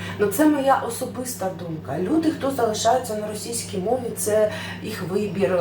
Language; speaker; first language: Ukrainian; non-native, local second language; Russian